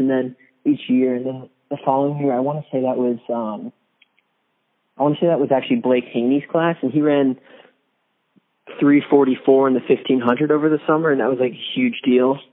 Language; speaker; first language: English; native; English